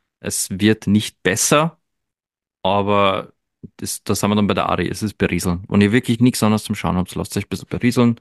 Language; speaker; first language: German; native; German